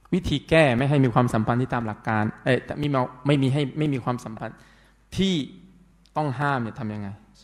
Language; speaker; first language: Thai; non-native, local second language; Pattani Malay